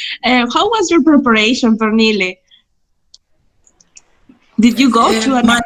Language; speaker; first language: English; non-native, fluent; Spanish